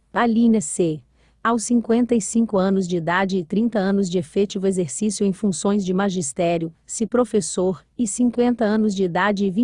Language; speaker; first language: Portuguese; native; Portuguese